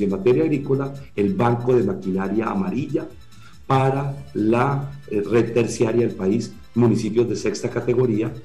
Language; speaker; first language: Spanish; native; Spanish